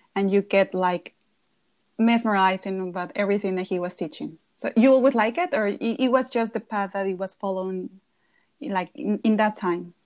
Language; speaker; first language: English; non-native, fluent; Spanish